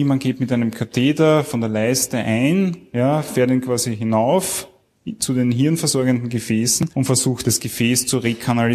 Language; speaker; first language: German; native; German